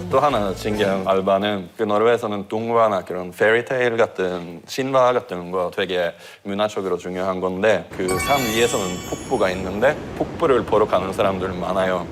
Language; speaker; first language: Korean; non-native, fluent; Norwegian